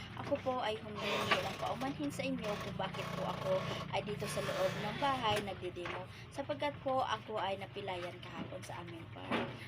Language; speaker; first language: Filipino; non-native, local second language; Cebuano